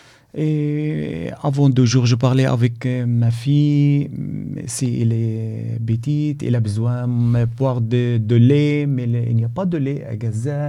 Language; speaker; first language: French; non-native, learner; Arabic